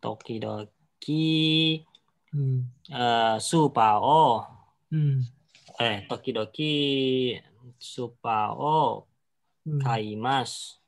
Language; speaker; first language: Japanese; non-native, learner; Indonesian